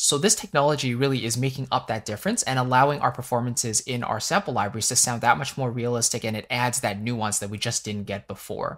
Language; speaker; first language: English; native; English